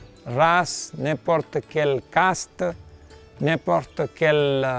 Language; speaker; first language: French; non-native, fluent; Nepali